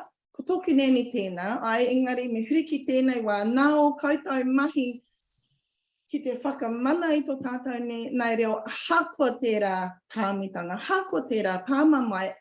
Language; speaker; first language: Māori; non-native, local second language; English